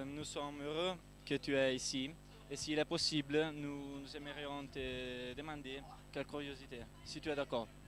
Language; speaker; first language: French; non-native, learner; Italian